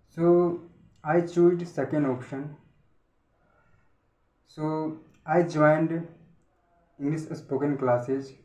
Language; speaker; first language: English; non-native, learner; Hindi